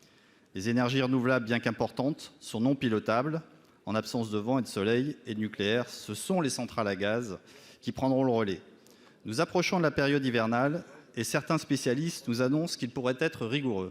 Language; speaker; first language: French; native; French